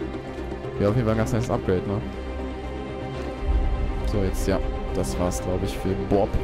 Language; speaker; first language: German; native; German